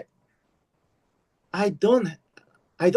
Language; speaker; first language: English; non-native, learner; Korean